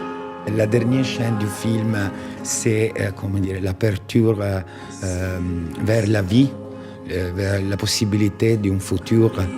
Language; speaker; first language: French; non-native, fluent; Italian